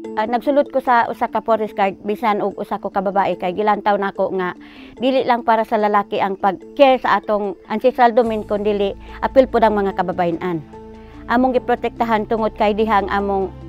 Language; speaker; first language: Cebuano; non-native, local second language; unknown